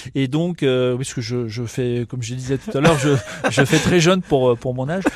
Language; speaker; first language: French; native; French